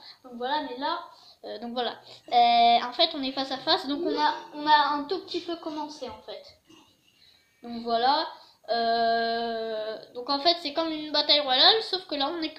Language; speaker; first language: French; native; French